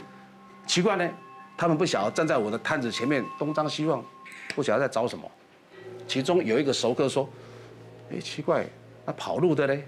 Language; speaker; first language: Chinese; native; Chinese